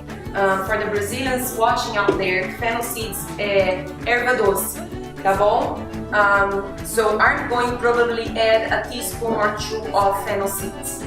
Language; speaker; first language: English; non-native, fluent; Portuguese